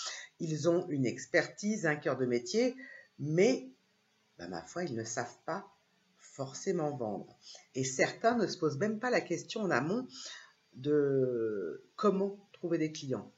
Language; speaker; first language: French; native; French